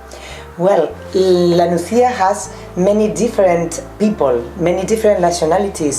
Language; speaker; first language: English; non-native, fluent; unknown